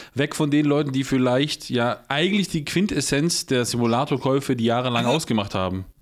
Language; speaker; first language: German; early bilingual, heritage; Polish